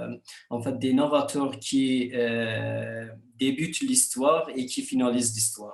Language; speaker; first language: French; non-native, fluent; Kurdish